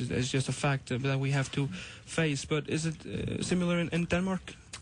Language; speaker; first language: English; non-native, fluent; Icelandic